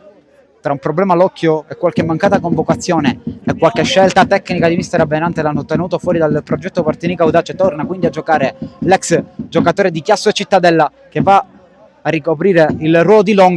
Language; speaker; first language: Italian; native; Italian